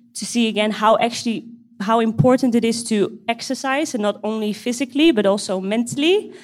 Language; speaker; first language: English; non-native, fluent; Dutch